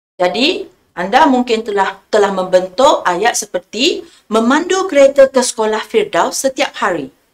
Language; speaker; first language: Malay; non-native, local second language; Chinese